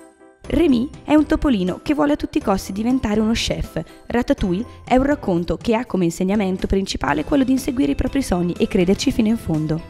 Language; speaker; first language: Italian; native; Italian